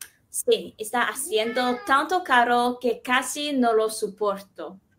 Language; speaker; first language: Spanish; non-native, fluent; Chinese